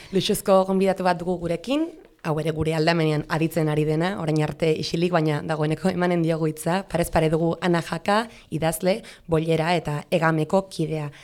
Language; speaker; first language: Basque; non-native, local second language; Spanish